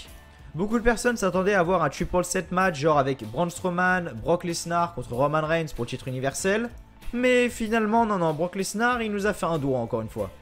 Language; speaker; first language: French; native; French